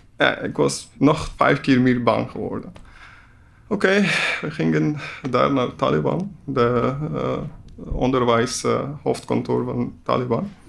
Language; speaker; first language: Dutch; non-native, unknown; Persian